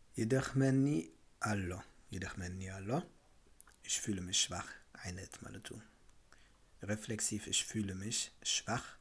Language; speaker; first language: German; non-native, fluent; Tigrinya